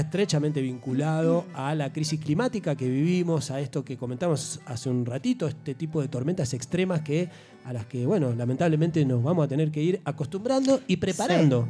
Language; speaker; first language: Spanish; native; Spanish